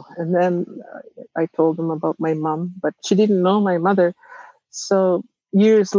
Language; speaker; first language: English; non-native, fluent; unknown